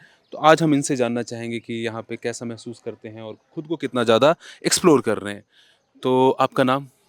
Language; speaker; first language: Hindi; native; Hindi